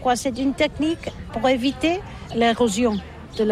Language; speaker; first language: French; non-native, learner; Catalan